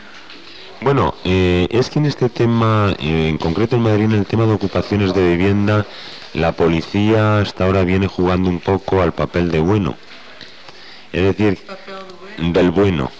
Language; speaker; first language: Spanish; native; Spanish